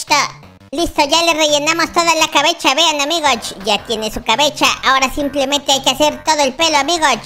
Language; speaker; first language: Spanish; native; Spanish